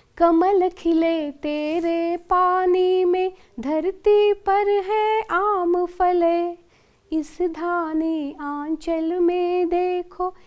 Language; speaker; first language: Hindi; non-native, local second language; Kannada